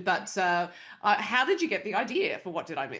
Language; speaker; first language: English; native; English